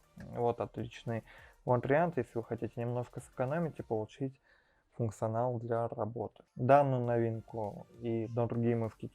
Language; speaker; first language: Russian; native; Russian